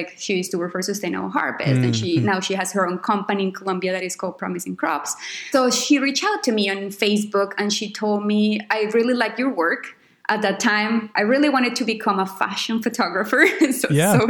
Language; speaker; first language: English; non-native, fluent; Spanish